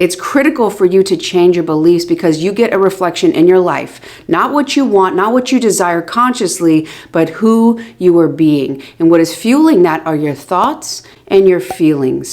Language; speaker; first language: English; native; English